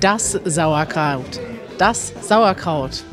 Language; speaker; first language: German; native; German